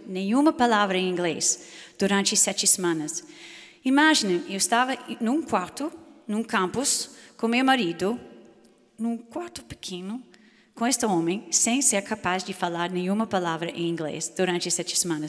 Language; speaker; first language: Portuguese; non-native, fluent; English